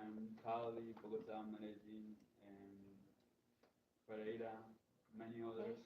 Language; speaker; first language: English; non-native, learner; Spanish